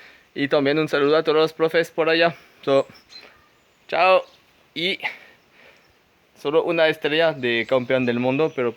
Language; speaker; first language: Spanish; non-native, fluent; French